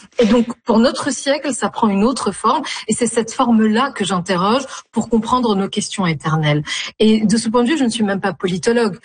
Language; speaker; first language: French; non-native, local second language; Arabic